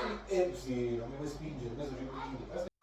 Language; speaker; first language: Italian; native; Italian